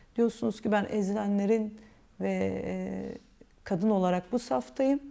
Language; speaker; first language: Turkish; native; Turkish